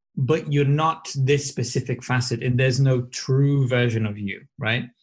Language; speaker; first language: English; non-native, fluent; Portuguese